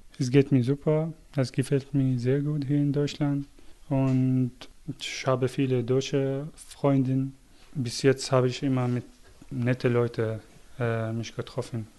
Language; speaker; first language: German; non-native, fluent; Arabic